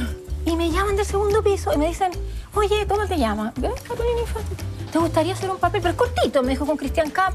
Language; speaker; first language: Spanish; native; Spanish